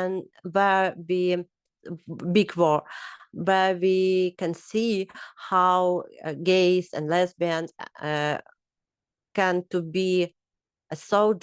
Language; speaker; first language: English; non-native, learner; Ukrainian